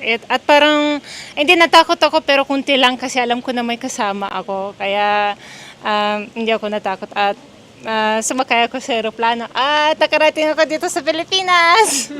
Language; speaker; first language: Filipino; non-native, fluent; Russian